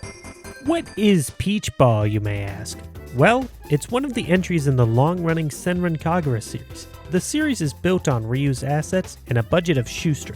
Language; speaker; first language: English; native; English